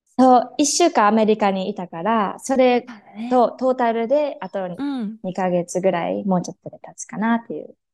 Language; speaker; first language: Japanese; native; Japanese